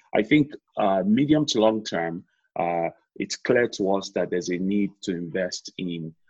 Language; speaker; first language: English; non-native, local second language; Yoruba